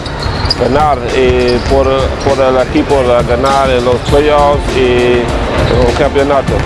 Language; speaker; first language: Spanish; non-native, learner; English